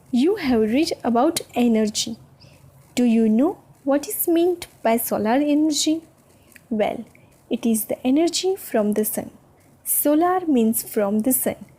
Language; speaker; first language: English; non-native, local second language; Gujarati